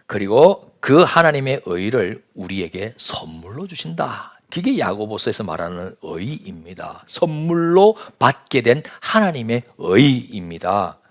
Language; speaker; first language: Korean; native; Korean